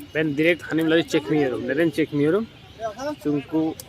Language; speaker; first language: Turkish; non-native, fluent; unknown